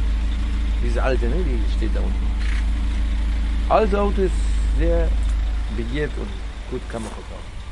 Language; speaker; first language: German; non-native, learner; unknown